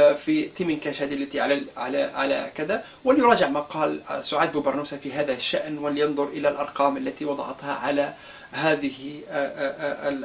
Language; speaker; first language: Arabic; non-native, local second language; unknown